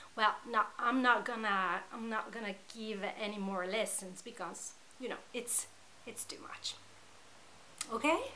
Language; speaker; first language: English; non-native, fluent; Italian